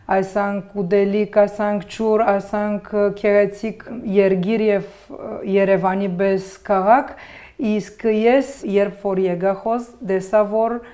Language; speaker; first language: Armenian; early bilingual, heritage; Armenian